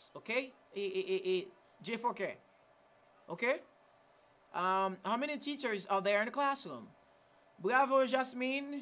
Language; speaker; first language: English; non-native, fluent; Haitian Creole